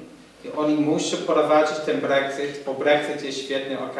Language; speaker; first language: Polish; non-native, fluent; English